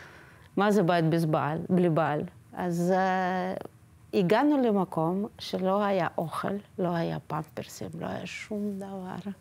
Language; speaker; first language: Hebrew; non-native, fluent; Russian